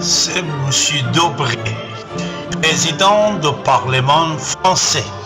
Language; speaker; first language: French; non-native, fluent; Persian